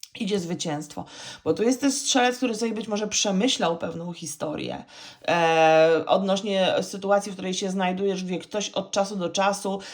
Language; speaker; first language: Polish; native; Polish